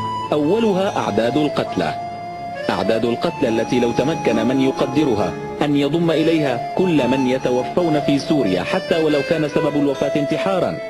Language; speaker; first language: Arabic; native; Arabic